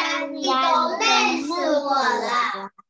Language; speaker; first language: Chinese; early bilingual, heritage; Chinese